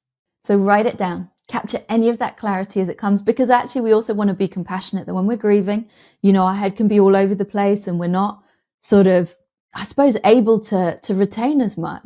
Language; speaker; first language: English; native; English